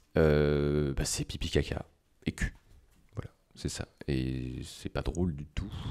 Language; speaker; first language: French; native; French